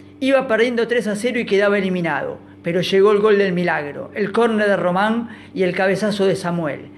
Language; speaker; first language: Spanish; native; Spanish